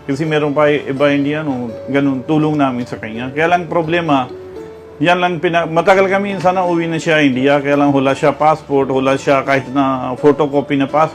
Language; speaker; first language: Filipino; non-native, learner; Punjabi